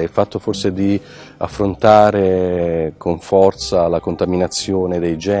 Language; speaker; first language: Italian; native; Italian